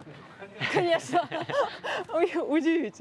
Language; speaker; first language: Russian; native; Russian